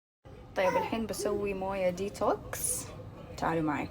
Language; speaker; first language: Arabic; native; Arabic